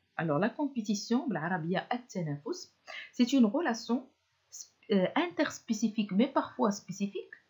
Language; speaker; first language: French; non-native, local second language; Arabic